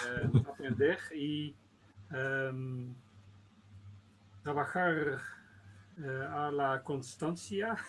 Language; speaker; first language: Spanish; non-native, learner; Dutch